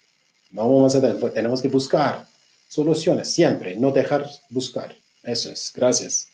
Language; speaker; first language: Spanish; non-native, fluent; Kurdish